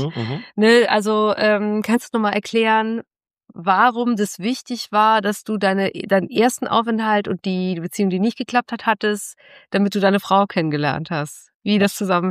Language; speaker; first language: German; native; German